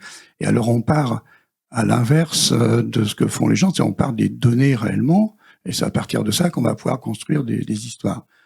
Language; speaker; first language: French; native; French